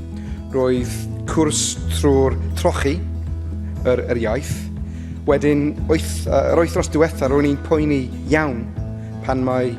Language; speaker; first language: Welsh; non-native, fluent; English